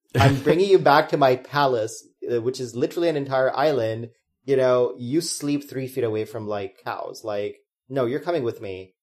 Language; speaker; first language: English; non-native, local second language; Hindi